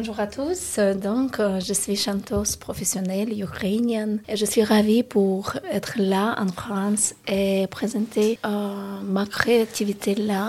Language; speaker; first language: French; non-native, learner; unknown